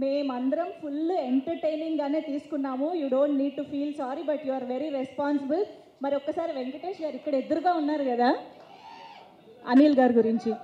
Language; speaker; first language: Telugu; native; Telugu